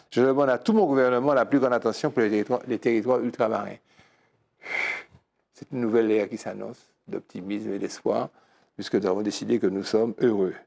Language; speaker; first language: French; native; French